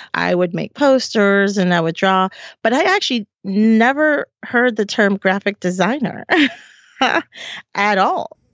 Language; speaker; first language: English; native; English